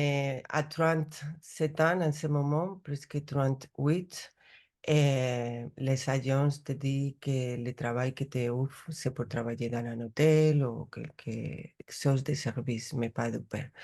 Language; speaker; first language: French; non-native, learner; Spanish